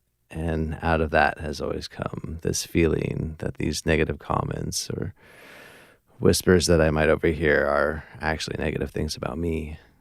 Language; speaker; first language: English; native; English